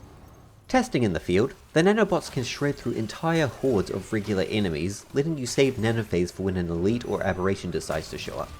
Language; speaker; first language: English; native; English